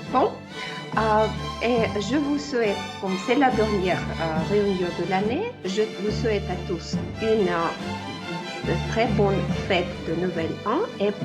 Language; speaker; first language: French; non-native, fluent; Russian